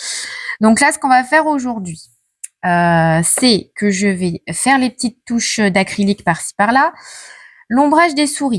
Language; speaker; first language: French; native; French